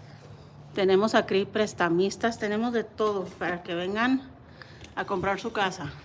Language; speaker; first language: Spanish; early bilingual, heritage; Spanish